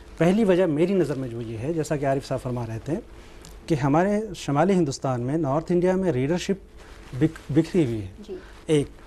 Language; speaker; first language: Urdu; native; Urdu